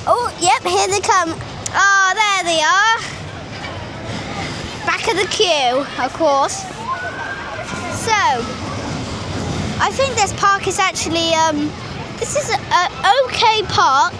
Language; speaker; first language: English; native; English